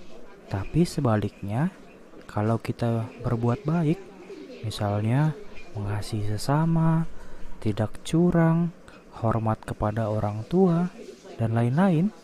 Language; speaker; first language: Indonesian; native; Indonesian